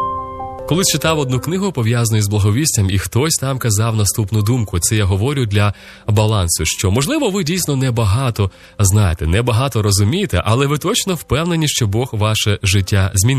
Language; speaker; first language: Ukrainian; native; Ukrainian